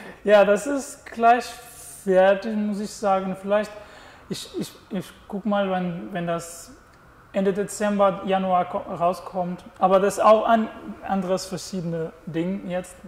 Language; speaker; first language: German; non-native, learner; Portuguese